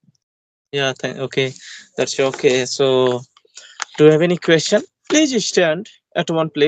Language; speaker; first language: English; non-native, learner; Hindi